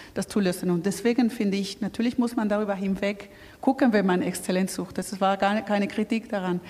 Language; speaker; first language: German; non-native, fluent; Spanish